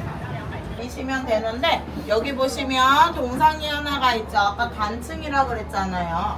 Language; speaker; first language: Korean; native; Korean